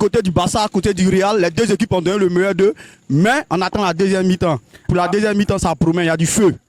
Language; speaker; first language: French; non-native, local second language; Wolof